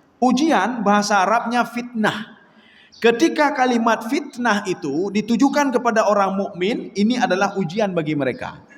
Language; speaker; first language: Malay; non-native, local second language; Achinese